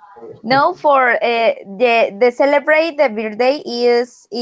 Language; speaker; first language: English; non-native, learner; Spanish